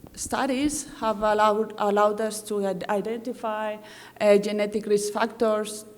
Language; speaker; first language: English; non-native, fluent; Spanish